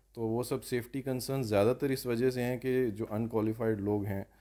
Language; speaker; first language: Hindi; native; Hindi